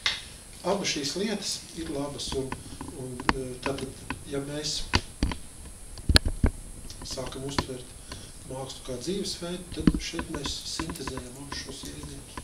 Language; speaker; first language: Latvian; native; Latvian